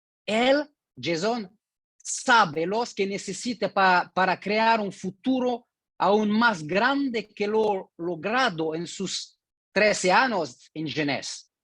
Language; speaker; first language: Spanish; non-native, learner; French